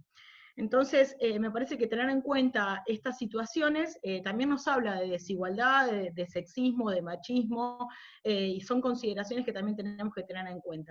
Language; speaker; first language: Spanish; native; Spanish